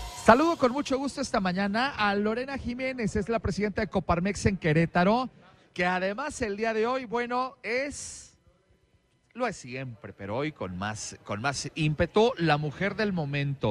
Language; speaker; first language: Spanish; native; Spanish